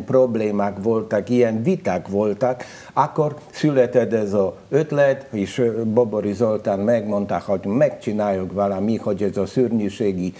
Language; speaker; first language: Hungarian; non-native, learner; Polish